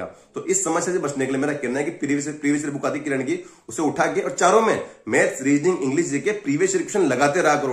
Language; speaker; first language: Hindi; native; Hindi